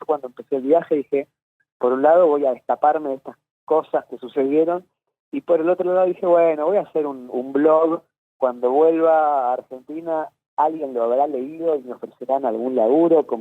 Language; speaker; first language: Spanish; native; Spanish